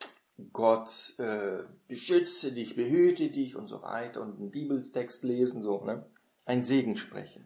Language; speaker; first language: German; non-native, fluent; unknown